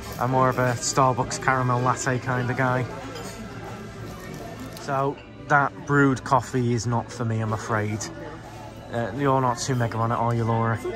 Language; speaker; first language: English; native; English